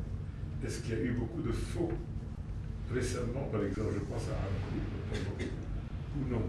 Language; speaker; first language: French; non-native, local second language; Arabic